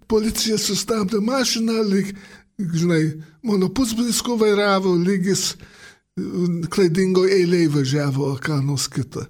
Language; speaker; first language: Lithuanian; early bilingual, heritage; Lithuanian